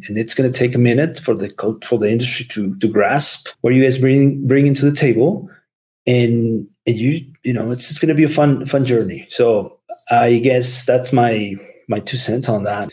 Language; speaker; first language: English; non-native, fluent; Spanish